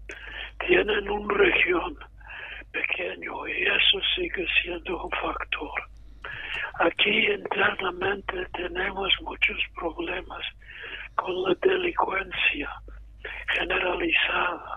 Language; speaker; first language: Spanish; non-native, fluent; English